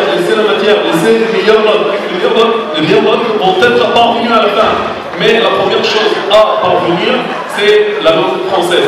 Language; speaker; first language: French; non-native, fluent; Arabic